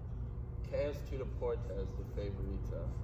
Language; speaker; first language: Spanish; non-native, learner; English